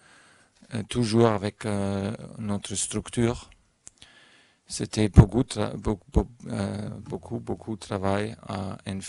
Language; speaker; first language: French; non-native, learner; German